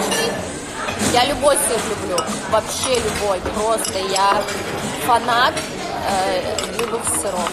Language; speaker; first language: Russian; native; Russian